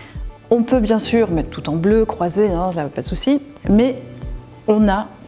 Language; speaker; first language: French; native; French